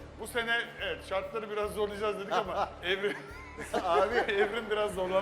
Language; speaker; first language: Turkish; native; Turkish